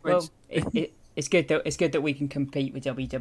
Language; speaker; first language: English; native; English